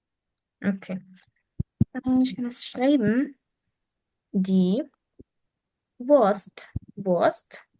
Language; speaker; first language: German; non-native, fluent; Arabic